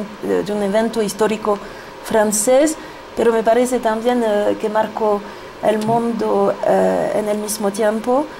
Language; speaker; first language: Spanish; non-native, fluent; French